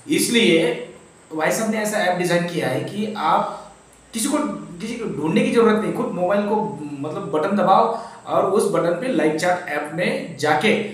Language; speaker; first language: Hindi; non-native, local second language; Marathi